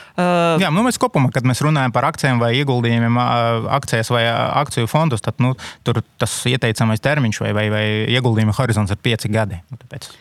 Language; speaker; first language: Latvian; non-native, local second language; Russian